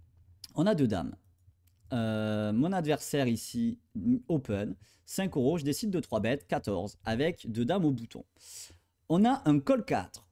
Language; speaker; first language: French; native; French